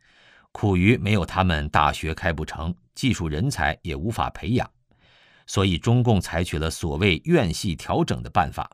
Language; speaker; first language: Chinese; native; Chinese